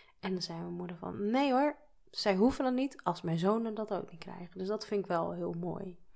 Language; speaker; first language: Dutch; native; Dutch